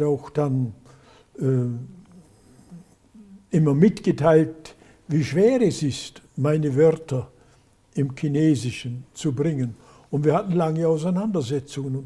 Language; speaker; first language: German; native; German